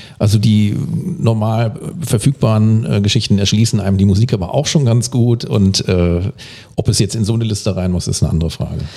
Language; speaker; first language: German; native; German